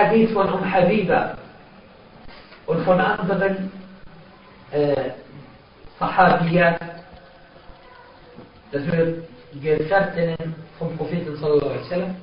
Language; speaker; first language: German; non-native, fluent; Arabic